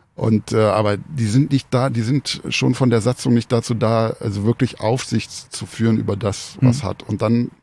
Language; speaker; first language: German; native; German